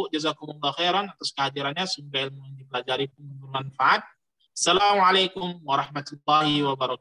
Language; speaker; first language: Arabic; non-native, learner; Indonesian